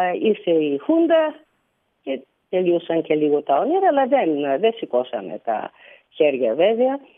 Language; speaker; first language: Greek; early bilingual, heritage; Greek